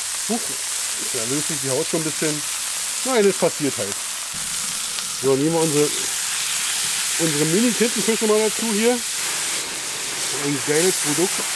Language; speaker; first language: German; native; German